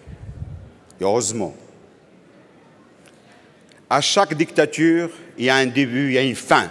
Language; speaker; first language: French; non-native, local second language; Arabic